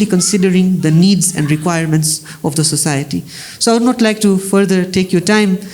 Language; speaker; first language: English; non-native, fluent; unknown